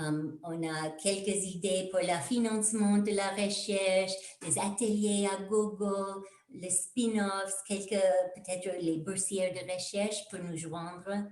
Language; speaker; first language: French; non-native, fluent; English